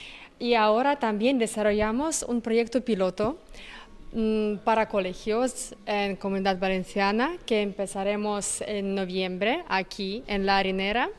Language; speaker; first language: Spanish; non-native, fluent; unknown